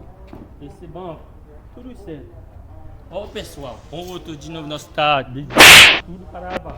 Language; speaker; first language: Portuguese; non-native, learner; Haitian Creole